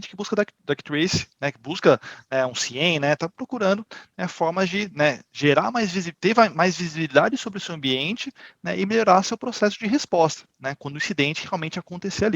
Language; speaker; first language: Portuguese; native; Portuguese